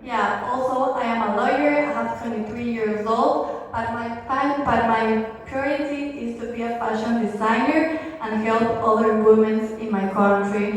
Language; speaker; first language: English; non-native, learner; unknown